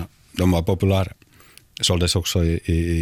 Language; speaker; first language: Swedish; non-native, local second language; Finnish